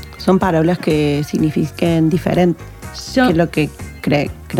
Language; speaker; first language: Catalan; non-native, learner; Spanish